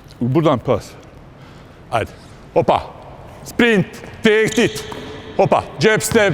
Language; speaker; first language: Turkish; non-native, fluent; Bosnian